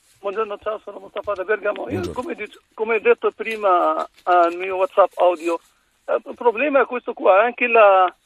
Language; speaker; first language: Italian; non-native, learner; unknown